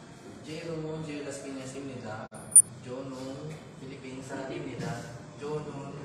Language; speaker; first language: Korean; non-native, learner; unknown